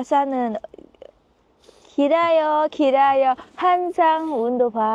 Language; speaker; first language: Korean; non-native, learner; Thai